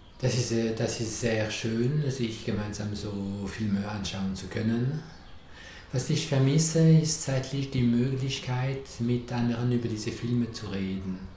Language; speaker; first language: German; non-native, fluent; French